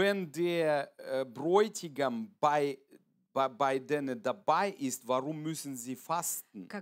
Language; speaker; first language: German; early bilingual, other home language; Russian